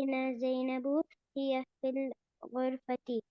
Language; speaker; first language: Arabic; non-native, learner; Urdu